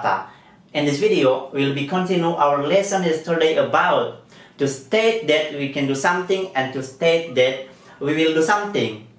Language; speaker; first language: English; non-native, learner; Indonesian